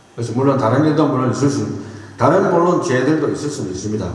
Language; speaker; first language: Korean; native; Korean